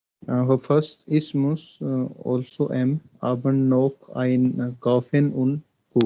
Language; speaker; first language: German; non-native, learner; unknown